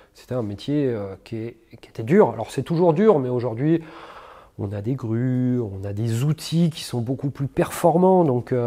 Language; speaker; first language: French; native; French